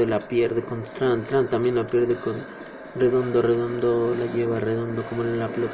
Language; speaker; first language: Spanish; native; Spanish